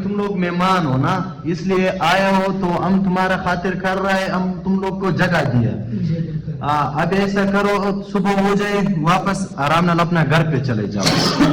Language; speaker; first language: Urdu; non-native, local second language; Pashto